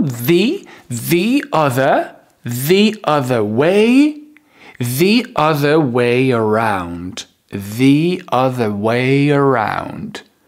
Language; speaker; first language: English; non-native, fluent; French